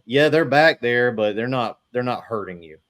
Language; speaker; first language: English; native; English